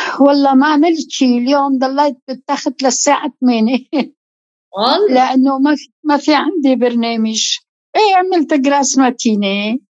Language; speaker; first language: Arabic; native; Arabic